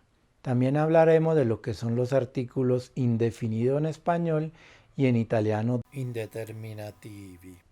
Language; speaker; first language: Spanish; non-native, fluent; Italian